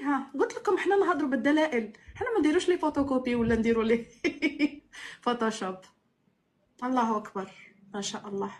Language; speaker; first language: Arabic; native; Arabic